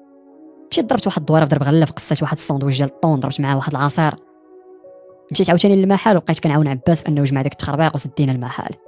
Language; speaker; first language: Arabic; native; Arabic